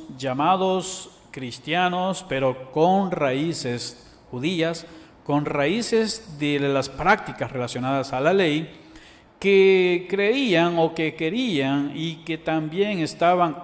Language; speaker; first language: Spanish; native; Spanish